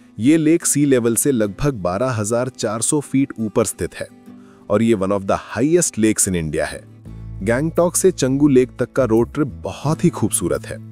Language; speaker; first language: Hindi; non-native, fluent; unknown